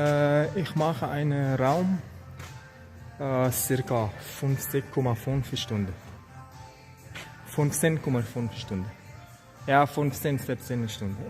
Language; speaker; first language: German; non-native, learner; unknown